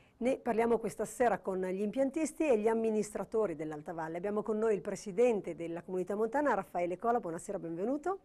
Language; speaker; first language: Italian; native; Italian